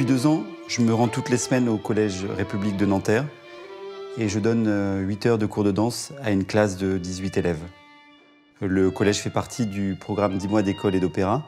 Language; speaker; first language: French; native; French